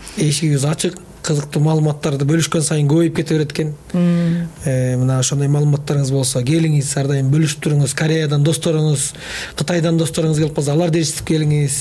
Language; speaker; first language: Kyrgyz; native; Kyrgyz